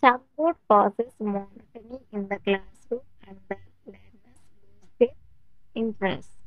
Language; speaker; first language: English; non-native, local second language; Telugu